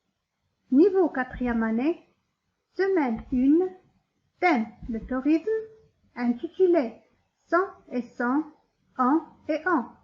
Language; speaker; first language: French; non-native, local second language; Arabic